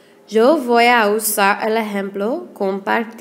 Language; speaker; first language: Spanish; non-native, fluent; English